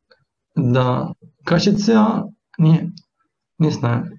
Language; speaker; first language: Russian; non-native, fluent; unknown